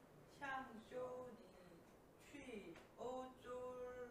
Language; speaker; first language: Chinese; non-native, learner; Korean